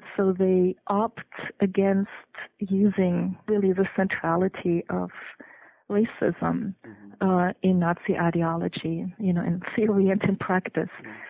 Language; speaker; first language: English; non-native, fluent; German